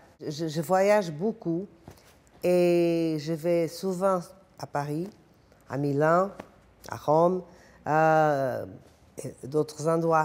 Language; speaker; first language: French; non-native, fluent; Portuguese